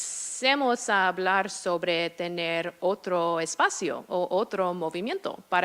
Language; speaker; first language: Spanish; non-native, fluent; English